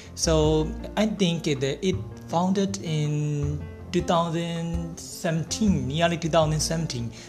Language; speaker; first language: English; non-native, learner; Burmese